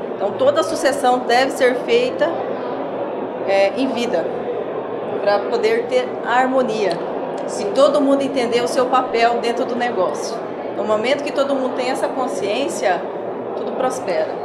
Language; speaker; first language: Portuguese; native; Portuguese